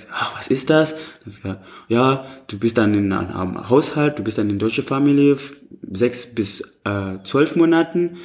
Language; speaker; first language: German; non-native, fluent; Indonesian